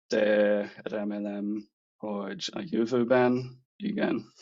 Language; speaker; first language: Hungarian; non-native, learner; English